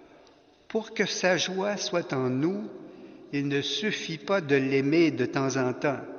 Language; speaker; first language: French; native; French